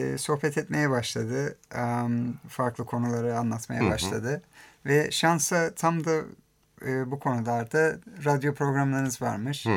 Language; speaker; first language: Turkish; early bilingual, heritage; Turkish